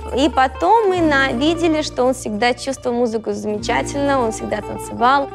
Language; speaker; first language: Russian; native; Russian